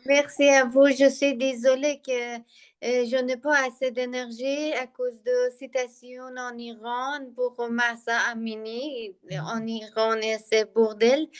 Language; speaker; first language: French; non-native, learner; Persian